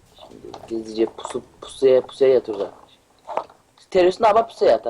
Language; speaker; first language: Turkish; native; Turkish